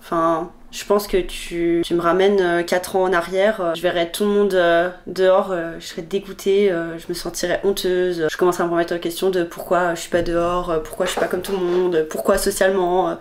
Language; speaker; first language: French; native; French